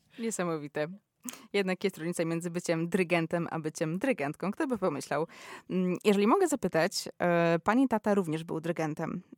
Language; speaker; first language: Polish; native; Polish